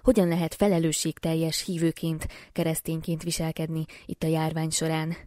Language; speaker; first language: Hungarian; native; Hungarian